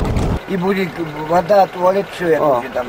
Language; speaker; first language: Russian; non-native, learner; Georgian